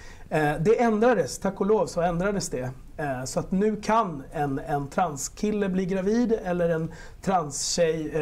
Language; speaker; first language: Swedish; early bilingual, other home language; Spanish